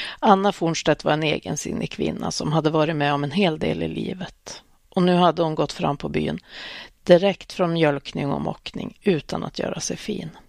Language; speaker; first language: Swedish; native; Swedish